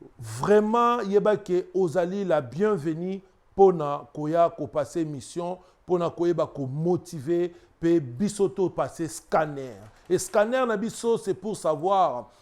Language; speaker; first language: Lingala; native; Lingala